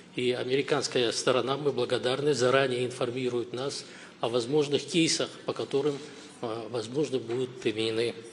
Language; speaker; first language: Russian; non-native, local second language; Kazakh